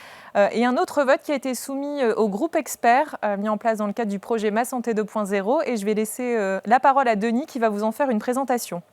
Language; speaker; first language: French; native; French